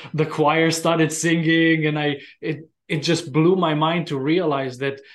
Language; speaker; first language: English; non-native, fluent; Romanian